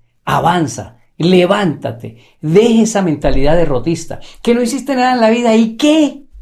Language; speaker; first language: Spanish; native; Spanish